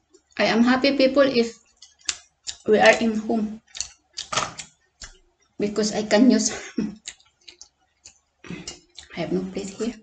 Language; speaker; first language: English; non-native, local second language; Cebuano